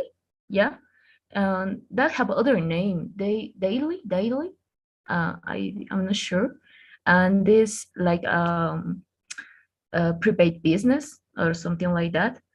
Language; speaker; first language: English; non-native, learner; Spanish